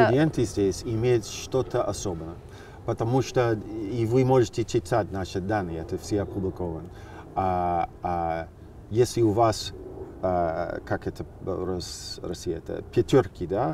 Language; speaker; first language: Russian; non-native, fluent; English